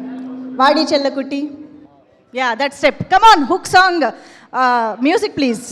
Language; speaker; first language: Telugu; native; Telugu